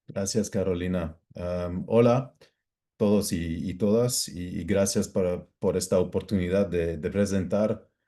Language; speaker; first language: Spanish; non-native, fluent; English